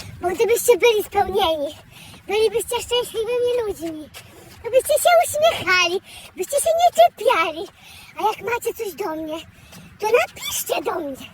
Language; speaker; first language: Polish; native; Polish